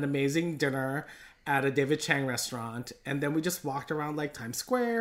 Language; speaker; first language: English; non-native, local second language; Filipino